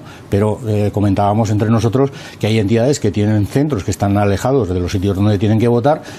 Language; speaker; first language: Spanish; native; Spanish